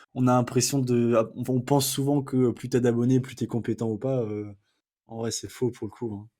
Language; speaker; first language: French; native; French